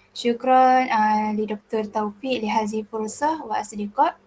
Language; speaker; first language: Arabic; non-native, learner; Malay